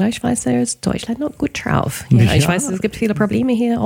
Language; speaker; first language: German; non-native, fluent; English